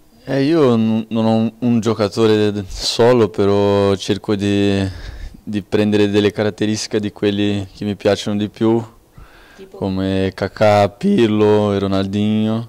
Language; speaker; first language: Italian; non-native, fluent; Portuguese